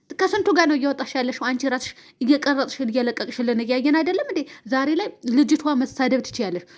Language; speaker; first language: Amharic; native; Amharic